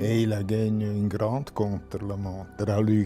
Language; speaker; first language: French; non-native, local second language; German